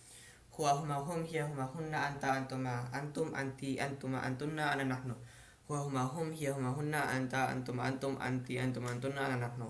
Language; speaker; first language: Arabic; non-native, learner; Filipino